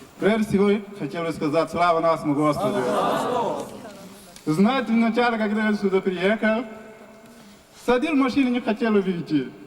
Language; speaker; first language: Russian; non-native, fluent; Portuguese